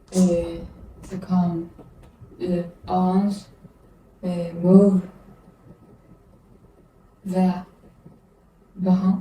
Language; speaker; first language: French; non-native, learner; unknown